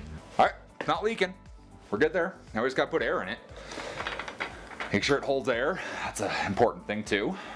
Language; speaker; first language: English; native; English